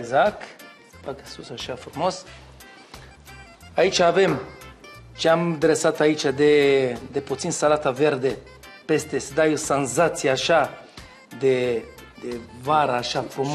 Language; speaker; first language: Romanian; non-native, learner; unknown